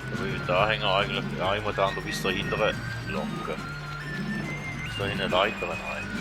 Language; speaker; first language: German; native; German